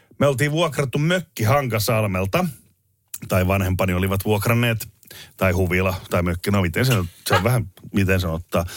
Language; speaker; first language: Finnish; native; Finnish